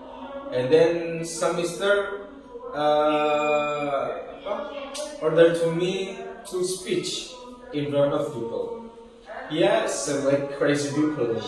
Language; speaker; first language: English; non-native, learner; Indonesian